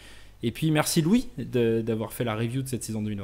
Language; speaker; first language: French; native; French